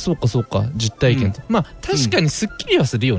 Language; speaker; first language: Japanese; native; Japanese